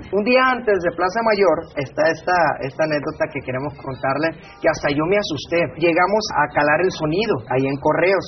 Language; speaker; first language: Spanish; native; Spanish